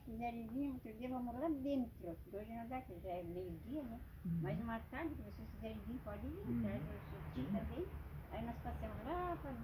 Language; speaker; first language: Portuguese; native; Portuguese